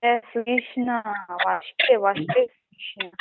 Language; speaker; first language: Russian; non-native, learner; Turkmen